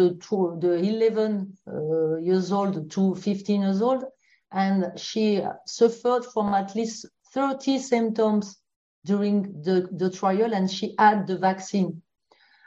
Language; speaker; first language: English; non-native, fluent; French